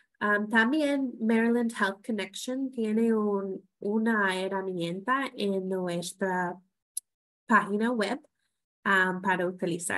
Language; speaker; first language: Spanish; non-native, fluent; English